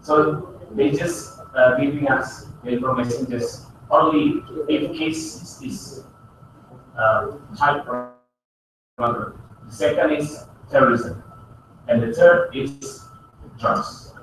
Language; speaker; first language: English; non-native, learner; Indonesian